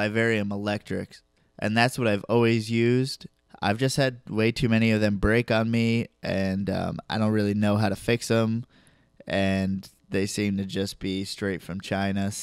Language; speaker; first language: English; native; English